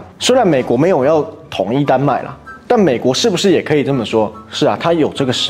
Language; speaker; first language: Chinese; native; Chinese